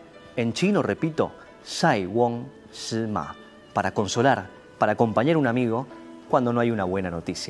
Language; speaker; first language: Spanish; native; Spanish